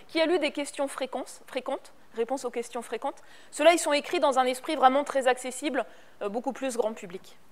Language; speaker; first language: French; native; French